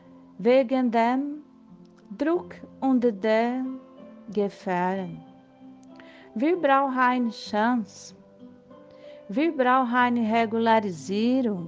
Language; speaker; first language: German; non-native, learner; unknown